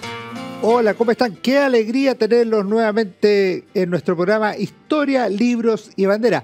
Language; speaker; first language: Spanish; native; Spanish